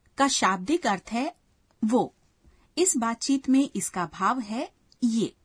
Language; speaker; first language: Hindi; native; Hindi